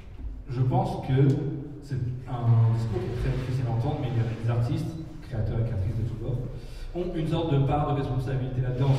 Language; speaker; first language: French; native; French